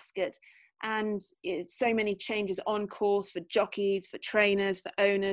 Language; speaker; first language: English; native; English